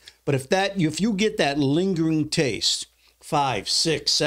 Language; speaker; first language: English; native; English